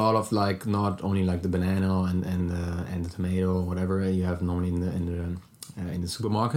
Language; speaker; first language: English; non-native, fluent; German